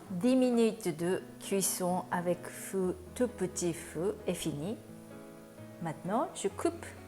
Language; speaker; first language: French; non-native, learner; Japanese